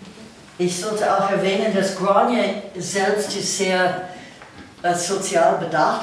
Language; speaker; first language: German; non-native, fluent; English